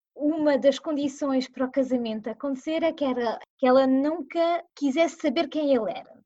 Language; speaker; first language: Portuguese; early bilingual, heritage; Portuguese